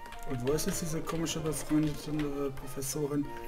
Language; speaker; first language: German; native; German